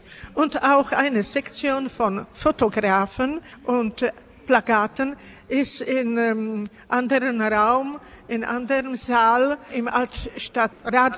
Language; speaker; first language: German; non-native, learner; Czech